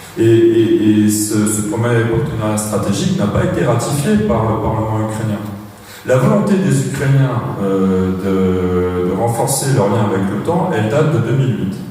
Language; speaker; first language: French; native; French